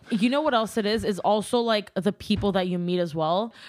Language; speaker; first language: English; early bilingual, other home language; Armenian